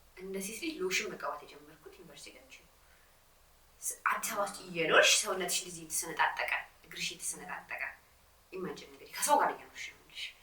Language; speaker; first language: Amharic; non-native, local second language; Sebat Bet Gurage